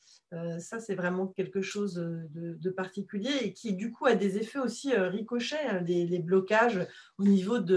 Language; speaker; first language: French; native; French